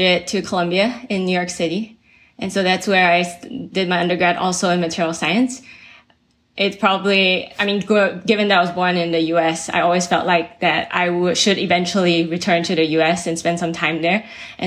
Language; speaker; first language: English; native; English